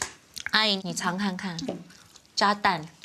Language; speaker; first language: Chinese; early bilingual, heritage; Chinese